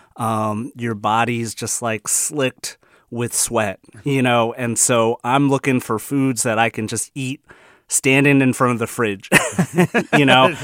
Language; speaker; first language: English; early bilingual, other home language; Chinese